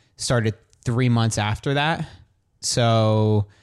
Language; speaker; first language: English; native; English